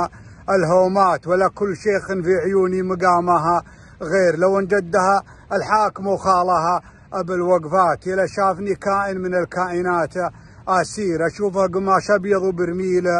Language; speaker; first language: Arabic; native; Arabic